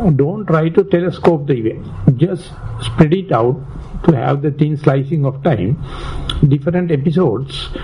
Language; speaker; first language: English; non-native, local second language; Sinhala